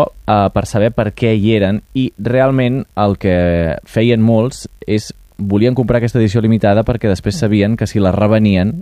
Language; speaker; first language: Catalan; native; Catalan